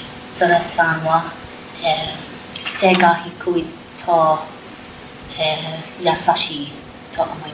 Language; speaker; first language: Japanese; non-native, learner; English